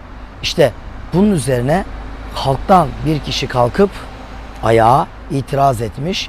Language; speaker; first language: Turkish; native; Turkish